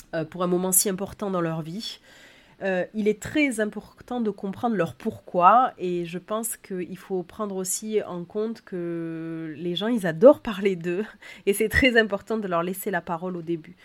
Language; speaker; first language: French; native; French